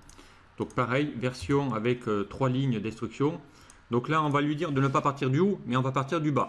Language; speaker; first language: French; native; French